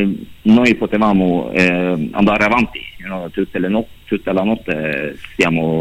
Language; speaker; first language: Italian; non-native, learner; Norwegian